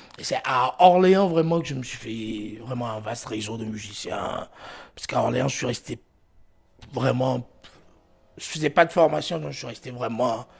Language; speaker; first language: French; non-native, local second language; Fon